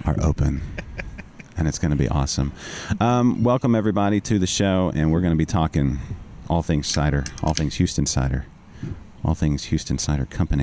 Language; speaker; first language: English; native; English